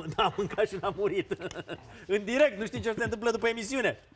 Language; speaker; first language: Romanian; native; Romanian